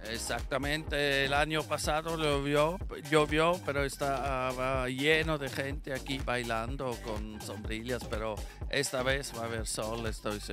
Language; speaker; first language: Spanish; non-native, fluent; German